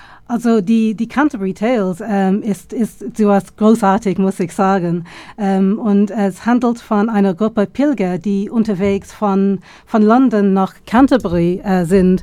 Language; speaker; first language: German; non-native, fluent; English